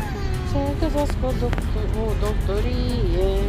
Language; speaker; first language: Romanian; early bilingual, other home language; Bangla